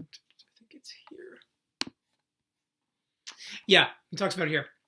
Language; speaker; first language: English; native; English